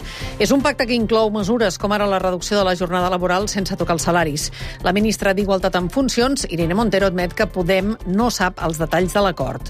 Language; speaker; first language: Catalan; native; Catalan